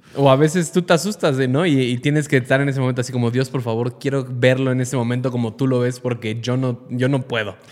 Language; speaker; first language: Spanish; native; Spanish